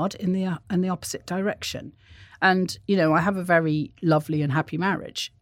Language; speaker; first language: English; native; English